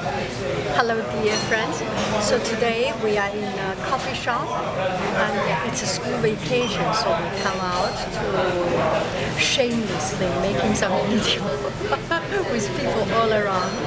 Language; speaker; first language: English; non-native, fluent; Chinese